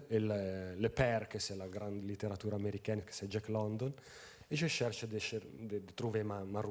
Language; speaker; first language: French; non-native, fluent; Italian